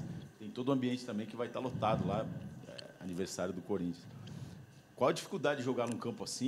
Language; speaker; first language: Portuguese; native; Portuguese